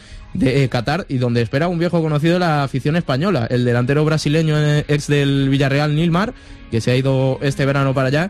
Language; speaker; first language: Spanish; native; Spanish